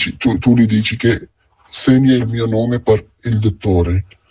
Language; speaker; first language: Italian; non-native, fluent; Arabic